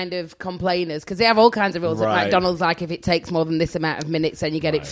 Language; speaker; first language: English; native; English